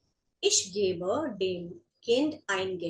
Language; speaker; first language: German; non-native, fluent; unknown